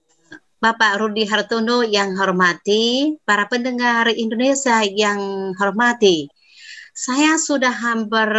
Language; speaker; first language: Indonesian; non-native, fluent; Vietnamese